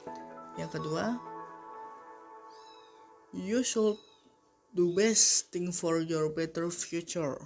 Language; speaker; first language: English; non-native, learner; Indonesian